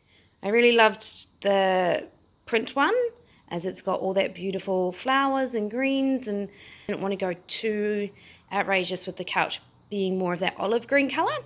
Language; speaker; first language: English; native; English